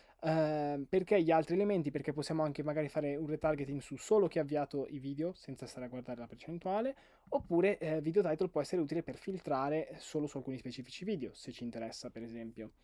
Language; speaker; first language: Italian; native; Italian